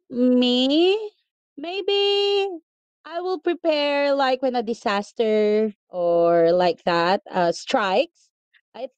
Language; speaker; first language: English; non-native, local second language; Filipino